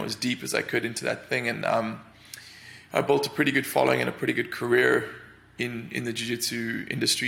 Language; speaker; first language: English; native; English